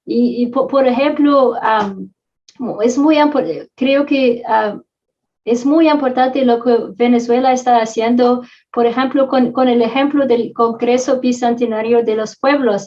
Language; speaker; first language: Spanish; non-native, fluent; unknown